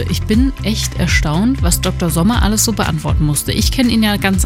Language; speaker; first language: German; native; German